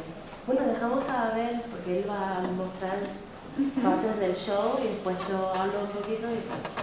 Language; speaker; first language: Spanish; non-native, fluent; English